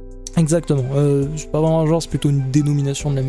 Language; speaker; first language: French; native; French